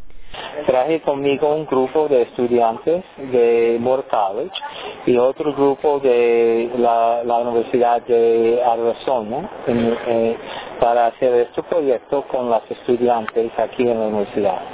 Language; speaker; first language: Spanish; non-native, learner; English